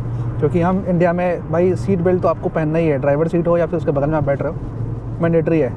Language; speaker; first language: Hindi; native; Hindi